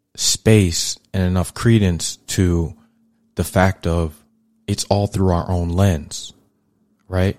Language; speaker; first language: English; native; English